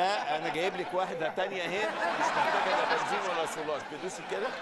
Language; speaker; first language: Arabic; native; Arabic